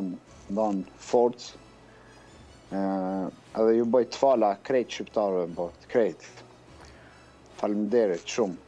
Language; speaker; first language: Albanian; early bilingual, heritage; Albanian